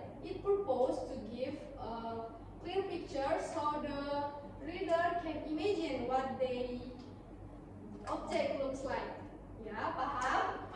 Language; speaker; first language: English; non-native, learner; Indonesian